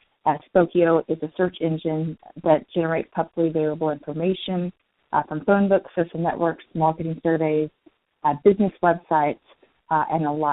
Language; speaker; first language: English; native; English